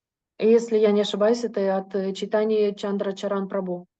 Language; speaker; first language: Russian; native; Russian